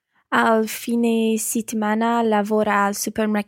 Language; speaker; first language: Italian; non-native, learner; English